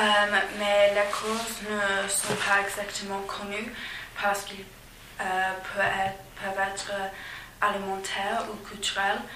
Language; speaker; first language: French; non-native, learner; English